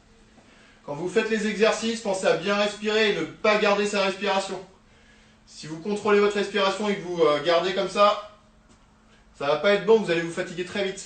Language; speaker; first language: French; native; French